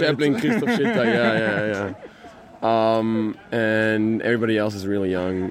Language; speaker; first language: English; non-native, fluent; German